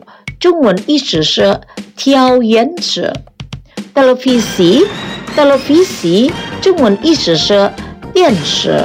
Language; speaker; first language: Chinese; early bilingual, heritage; Chinese